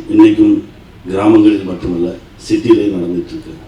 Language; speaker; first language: Tamil; native; Tamil